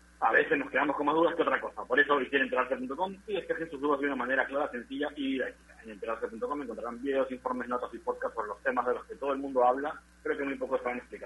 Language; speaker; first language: Spanish; native; Spanish